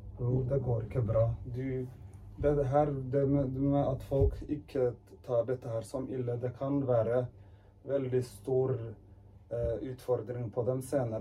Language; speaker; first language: Norwegian; early bilingual, other home language; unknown